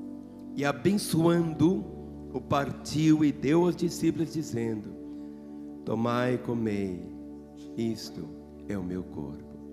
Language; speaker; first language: Portuguese; native; Portuguese